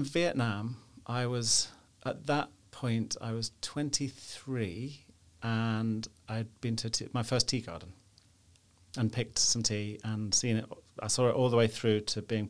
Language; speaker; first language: English; native; English